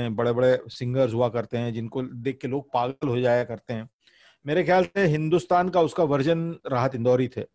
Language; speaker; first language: Hindi; native; Hindi